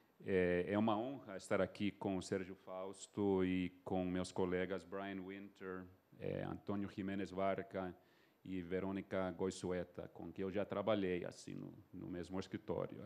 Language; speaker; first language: Portuguese; non-native, fluent; English